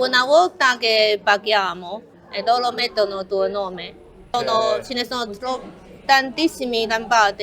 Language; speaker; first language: Italian; non-native, learner; Chinese